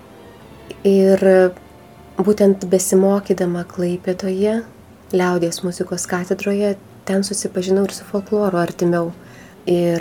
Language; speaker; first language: Lithuanian; native; Lithuanian